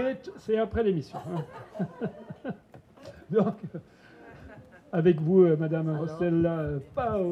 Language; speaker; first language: French; native; French